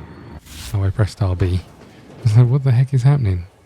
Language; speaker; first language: English; native; English